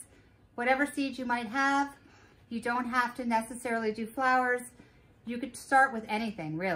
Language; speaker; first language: English; native; English